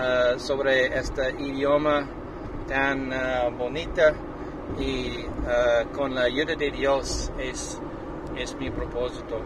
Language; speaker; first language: Spanish; non-native, learner; English